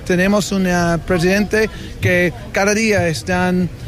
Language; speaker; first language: Spanish; non-native, fluent; English